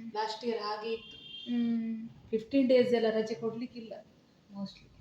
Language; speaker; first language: Kannada; non-native, local second language; Konkani